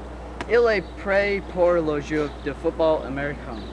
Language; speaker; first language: French; non-native, learner; English